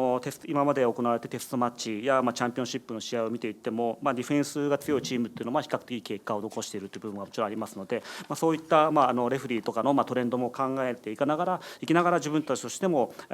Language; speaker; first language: Japanese; native; Japanese